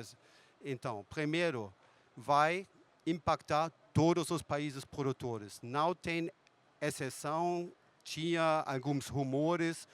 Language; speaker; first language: Portuguese; non-native, fluent; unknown